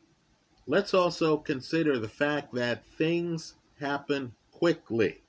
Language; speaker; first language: English; native; English